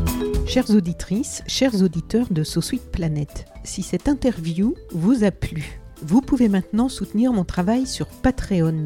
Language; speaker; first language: French; native; French